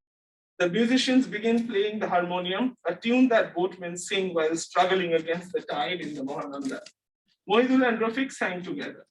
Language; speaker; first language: English; non-native, local second language; Bangla